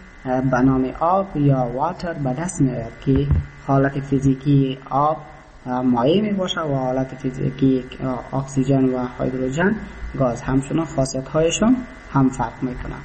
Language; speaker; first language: Persian; native; Persian